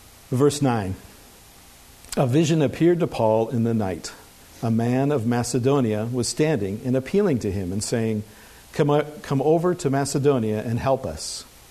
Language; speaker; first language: English; native; English